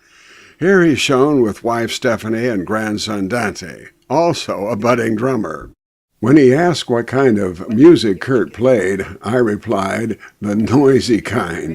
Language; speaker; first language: English; native; English